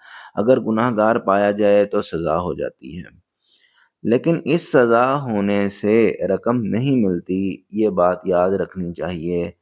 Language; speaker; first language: Urdu; native; Urdu